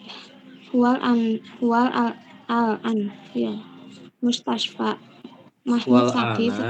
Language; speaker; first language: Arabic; non-native, learner; Indonesian